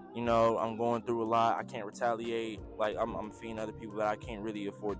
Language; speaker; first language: English; native; English